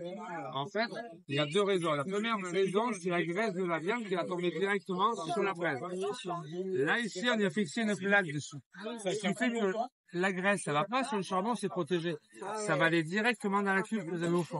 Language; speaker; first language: French; native; French